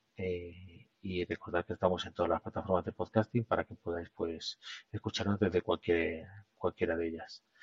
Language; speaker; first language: Spanish; native; Spanish